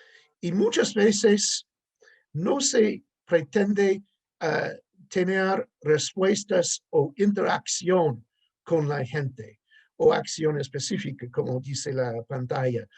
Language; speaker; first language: Spanish; non-native, fluent; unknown